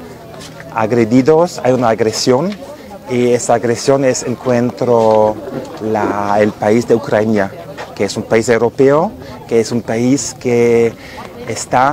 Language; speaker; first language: Spanish; non-native, fluent; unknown